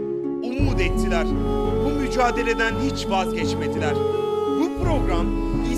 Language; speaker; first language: Turkish; native; Turkish